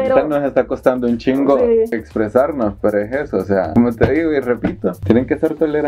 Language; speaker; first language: Spanish; native; Spanish